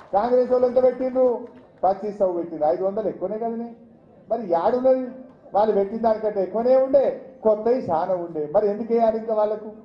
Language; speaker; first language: Telugu; native; Telugu